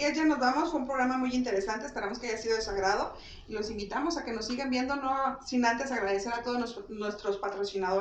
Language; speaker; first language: Spanish; native; Spanish